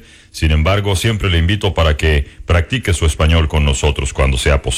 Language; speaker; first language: Spanish; native; Spanish